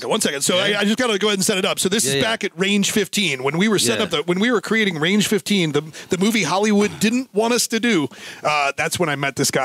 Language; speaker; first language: English; native; English